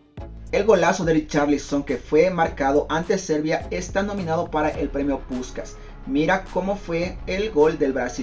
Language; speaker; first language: Spanish; native; Spanish